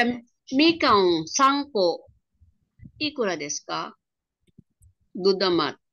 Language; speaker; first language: Japanese; non-native, fluent; Filipino